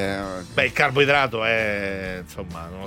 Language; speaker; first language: Italian; native; Italian